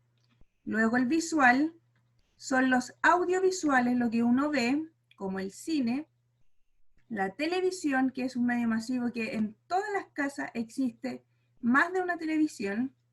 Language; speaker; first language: Spanish; native; Spanish